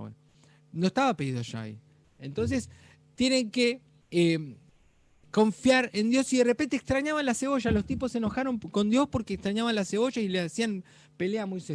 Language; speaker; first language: Spanish; native; Spanish